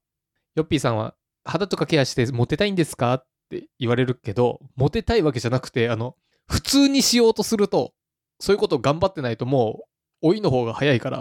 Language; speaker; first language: Japanese; native; Japanese